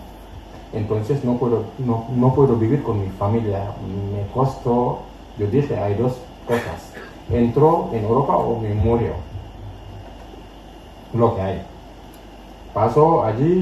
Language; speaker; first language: Spanish; non-native, learner; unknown